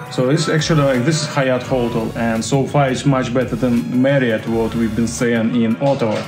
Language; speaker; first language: English; non-native, fluent; Russian